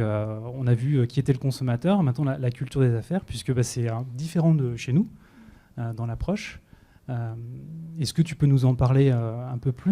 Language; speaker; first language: French; native; French